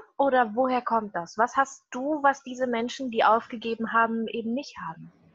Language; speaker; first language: German; native; German